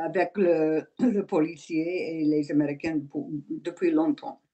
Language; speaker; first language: French; non-native, learner; English